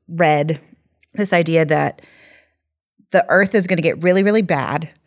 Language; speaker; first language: English; native; English